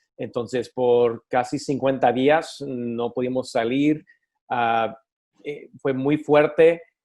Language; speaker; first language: Spanish; early bilingual, other home language; English